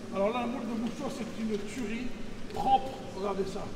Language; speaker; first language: French; native; French